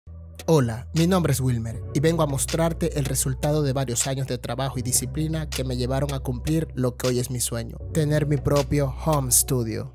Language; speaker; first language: Spanish; native; Spanish